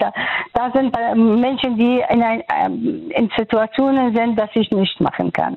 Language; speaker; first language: German; non-native, fluent; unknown